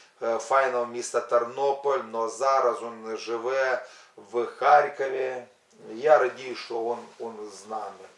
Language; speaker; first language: Ukrainian; non-native, local second language; Russian